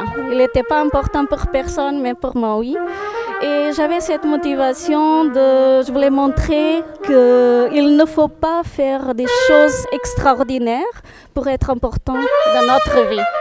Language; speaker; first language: French; non-native, fluent; Portuguese